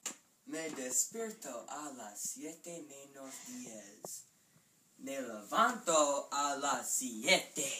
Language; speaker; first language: Spanish; non-native, learner; English